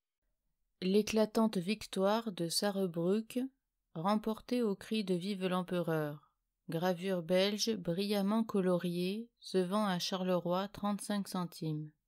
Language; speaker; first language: French; native; French